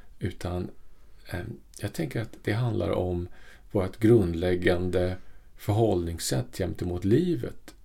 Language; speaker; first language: Swedish; native; Swedish